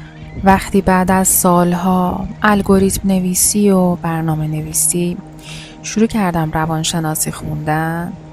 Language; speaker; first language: Persian; native; Persian